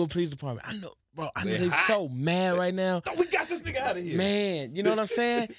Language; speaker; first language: English; native; English